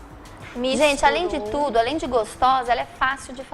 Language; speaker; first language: Portuguese; native; Portuguese